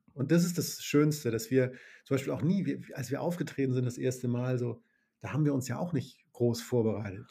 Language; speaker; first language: German; native; German